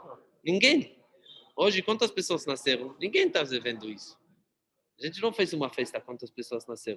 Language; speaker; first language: Portuguese; non-native, fluent; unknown